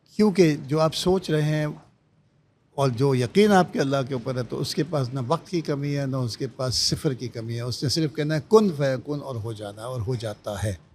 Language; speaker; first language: Urdu; native; Urdu